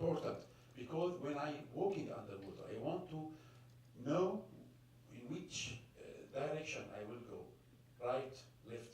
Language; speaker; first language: English; non-native, fluent; Arabic